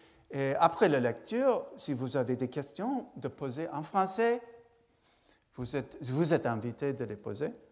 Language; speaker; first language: French; non-native, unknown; English